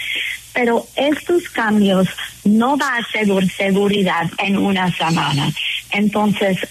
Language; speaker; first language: Spanish; non-native, fluent; English